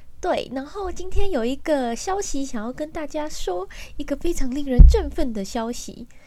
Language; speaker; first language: Chinese; native; Chinese